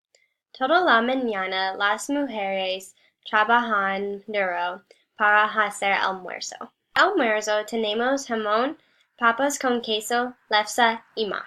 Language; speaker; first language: Spanish; non-native, learner; English